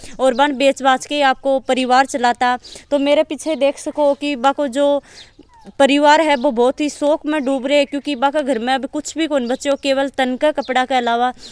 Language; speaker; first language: Hindi; native; Hindi